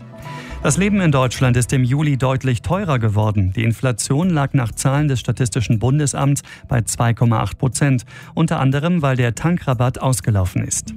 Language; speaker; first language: German; native; German